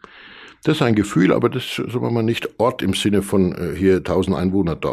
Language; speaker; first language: German; native; German